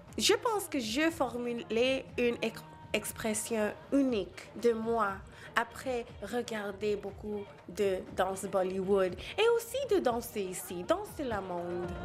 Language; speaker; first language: French; non-native, local second language; Bangla